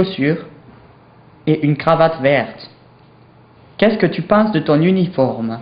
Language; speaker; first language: French; non-native, learner; English